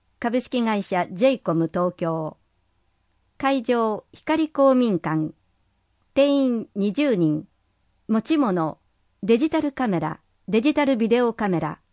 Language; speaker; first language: Japanese; native; Japanese